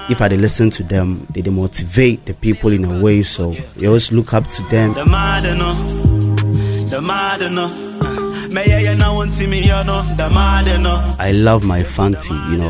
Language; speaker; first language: English; non-native, local second language; Akan